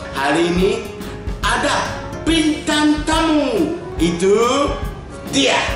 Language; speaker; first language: Indonesian; non-native, learner; Japanese